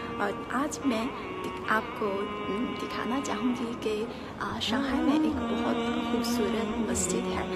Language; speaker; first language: Hindi; non-native, fluent; Chinese